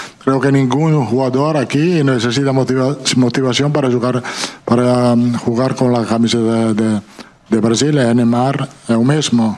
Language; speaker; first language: Spanish; non-native, fluent; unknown